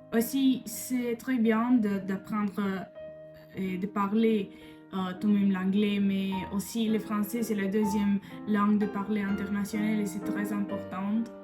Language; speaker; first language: French; non-native, learner; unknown